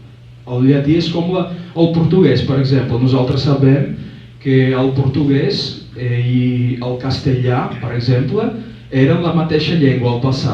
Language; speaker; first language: Catalan; non-native, fluent; Portuguese